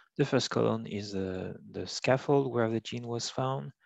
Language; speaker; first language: English; non-native, fluent; French